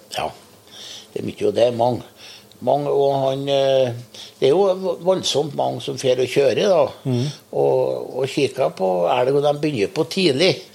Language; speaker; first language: Norwegian; native; Norwegian